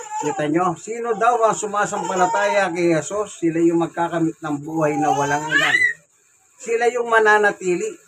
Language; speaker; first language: Filipino; non-native, local second language; Pampanga